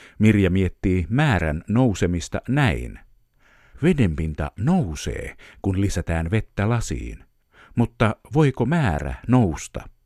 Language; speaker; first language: Finnish; native; Finnish